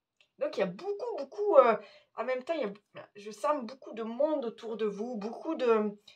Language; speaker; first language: French; native; French